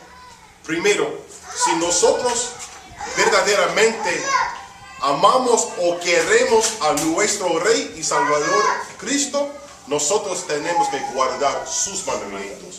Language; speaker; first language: Spanish; early bilingual, heritage; Spanish